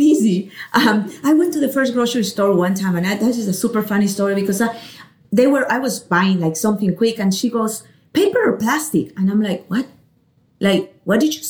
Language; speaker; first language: English; non-native, fluent; Spanish